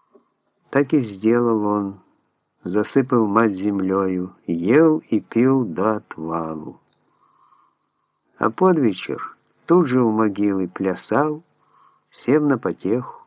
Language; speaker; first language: Russian; native; Russian